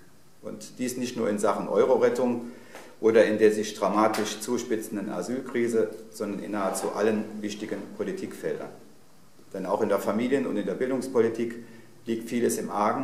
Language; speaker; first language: German; native; German